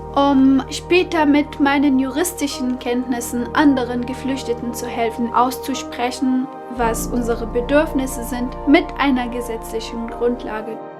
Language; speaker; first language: German; non-native, fluent; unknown